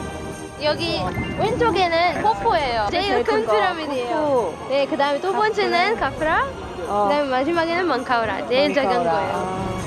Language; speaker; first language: Korean; non-native, fluent; Arabic